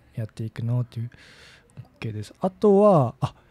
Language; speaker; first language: Japanese; native; Japanese